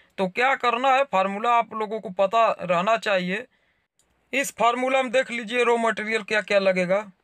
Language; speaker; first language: Hindi; native; Hindi